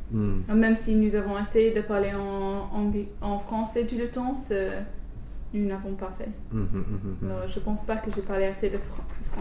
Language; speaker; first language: French; non-native, learner; English